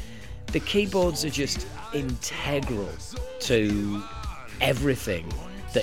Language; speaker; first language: English; native; English